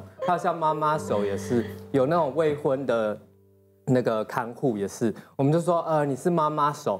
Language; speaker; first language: Chinese; native; Chinese